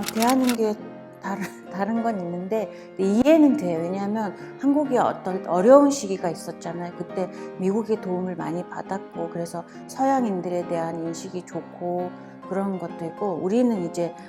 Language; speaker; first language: Korean; non-native, fluent; Mongolian